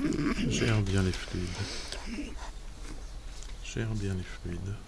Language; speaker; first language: French; native; French